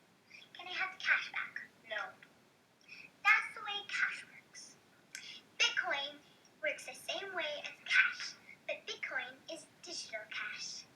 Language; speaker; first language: English; native; English